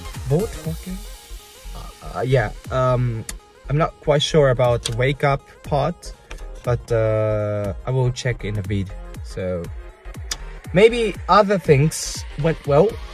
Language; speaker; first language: English; non-native, fluent; Japanese